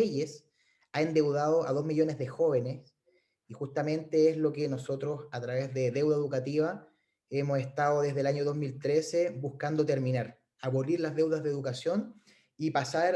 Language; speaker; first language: Spanish; native; Spanish